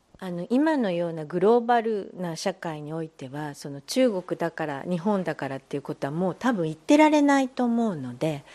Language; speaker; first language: Japanese; native; Japanese